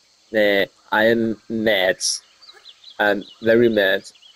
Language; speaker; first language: English; non-native, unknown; German